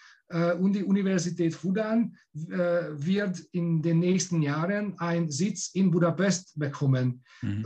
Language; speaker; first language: German; non-native, fluent; Hungarian